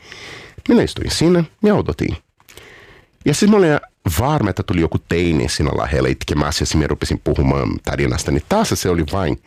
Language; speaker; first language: Finnish; non-native, learner; Portuguese